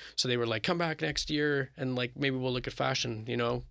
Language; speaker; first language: English; native; English